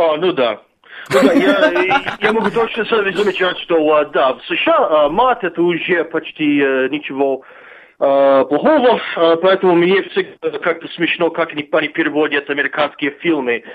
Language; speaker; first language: Russian; non-native, fluent; English